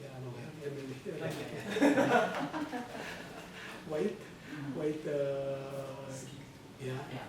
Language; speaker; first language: English; non-native, learner; Sundanese